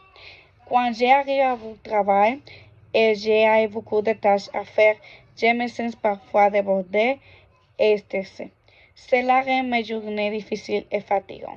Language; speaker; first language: French; non-native, learner; Spanish